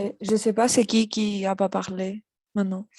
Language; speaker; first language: French; non-native, learner; Spanish